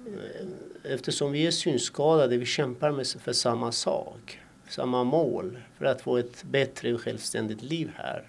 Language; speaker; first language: Swedish; non-native, fluent; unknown